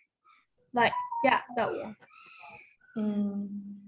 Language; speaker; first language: English; non-native, learner; Burmese